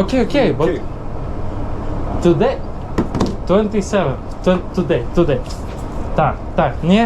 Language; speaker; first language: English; non-native, learner; Lithuanian